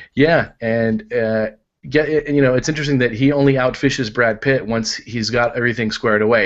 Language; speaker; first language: English; native; English